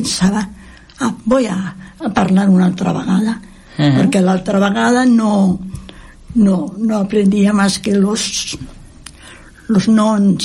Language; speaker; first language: Catalan; non-native, local second language; Spanish